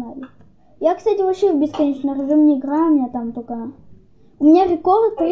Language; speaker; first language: Russian; native; Russian